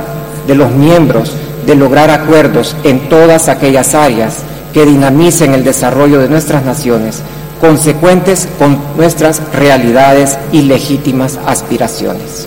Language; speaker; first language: Spanish; native; Spanish